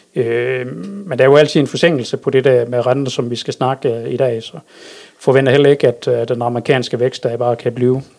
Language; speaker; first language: Danish; native; Danish